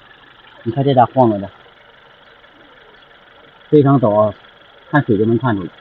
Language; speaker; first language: Chinese; native; Chinese